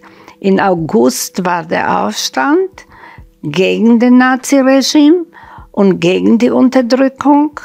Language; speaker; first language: German; non-native, fluent; Slovak